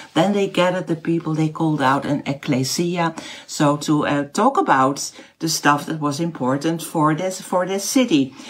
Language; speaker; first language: English; non-native, fluent; Dutch